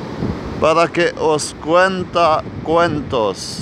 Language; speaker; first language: Spanish; non-native, fluent; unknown